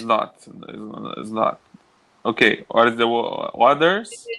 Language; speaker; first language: English; non-native, learner; Portuguese